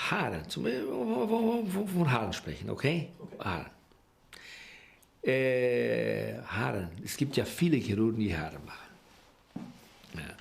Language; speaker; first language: German; early bilingual, heritage; Portuguese